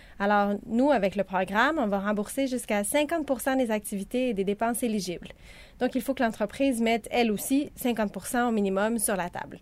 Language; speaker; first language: French; native; French